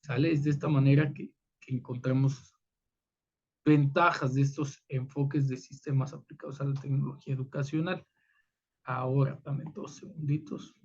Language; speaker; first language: Spanish; native; Spanish